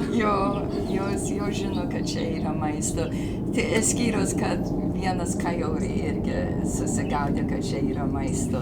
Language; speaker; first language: Lithuanian; early bilingual, heritage; Lithuanian